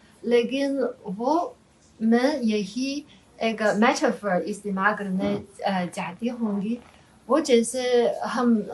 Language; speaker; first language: Hindi; non-native, fluent; Chinese